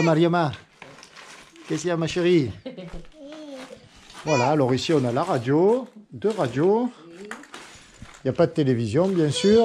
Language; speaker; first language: French; native; French